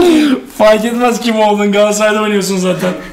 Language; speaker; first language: Turkish; native; Turkish